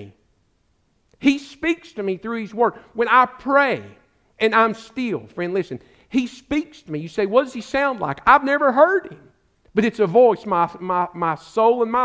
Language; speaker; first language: English; native; English